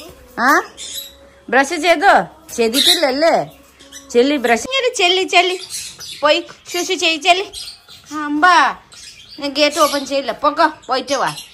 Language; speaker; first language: Malayalam; non-native, learner; Nepali